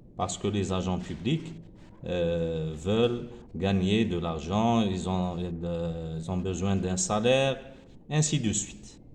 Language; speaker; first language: French; non-native, local second language; Arabic